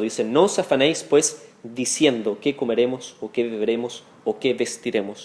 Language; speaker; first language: Spanish; native; Spanish